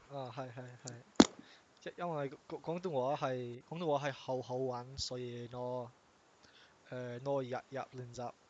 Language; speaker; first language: Chinese; non-native, learner; English